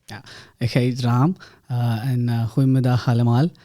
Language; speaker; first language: Dutch; non-native, learner; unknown